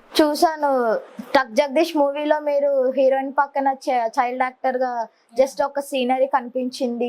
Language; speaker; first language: Telugu; native; Telugu